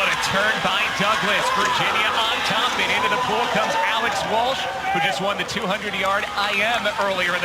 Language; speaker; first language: English; native; English